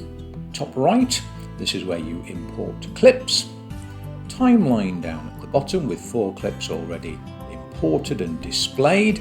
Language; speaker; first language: English; native; English